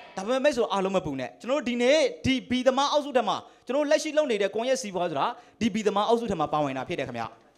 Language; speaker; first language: Burmese; native; Burmese